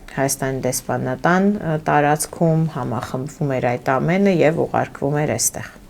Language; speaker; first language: Armenian; early bilingual, heritage; Armenian